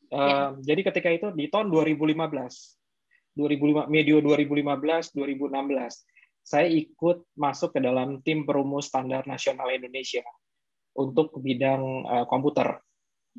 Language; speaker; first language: Indonesian; native; Indonesian